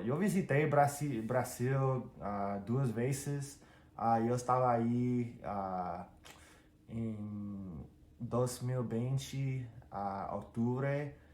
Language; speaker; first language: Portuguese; non-native, fluent; English